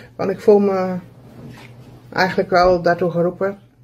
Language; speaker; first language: Dutch; native; Dutch